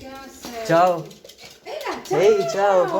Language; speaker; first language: Italian; non-native, learner; Urdu